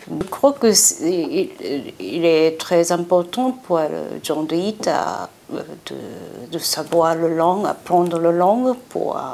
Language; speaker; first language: French; non-native, learner; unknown